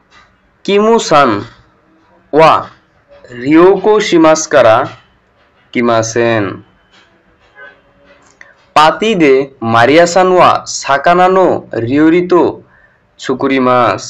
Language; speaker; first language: Japanese; non-native, learner; Bangla